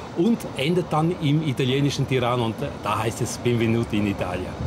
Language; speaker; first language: German; non-native, local second language; Romansh